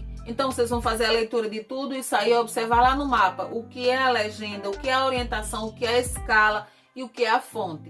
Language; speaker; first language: Portuguese; native; Portuguese